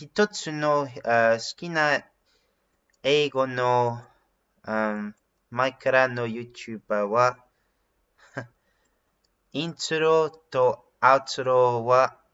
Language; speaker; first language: Japanese; non-native, learner; English